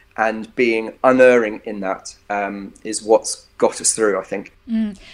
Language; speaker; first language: English; native; English